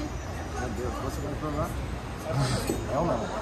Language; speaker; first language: Portuguese; non-native, learner; English